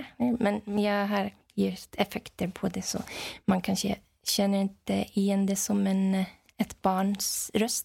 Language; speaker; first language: Swedish; non-native, fluent; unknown